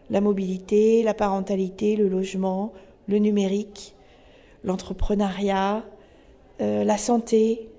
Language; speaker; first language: French; native; French